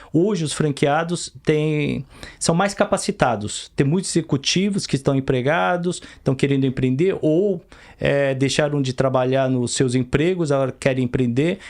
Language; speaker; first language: Portuguese; early bilingual, other home language; Korean